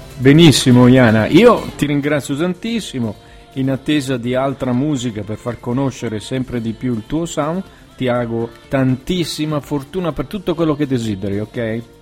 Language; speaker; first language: Italian; native; Italian